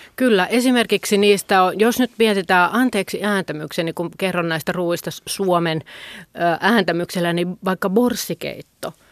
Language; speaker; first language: Finnish; native; Finnish